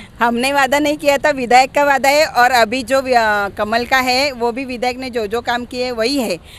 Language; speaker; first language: Hindi; non-native, local second language; Marathi